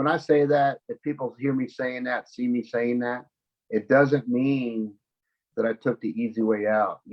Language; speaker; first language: English; native; English